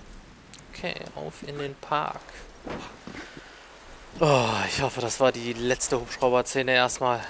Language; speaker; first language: German; native; German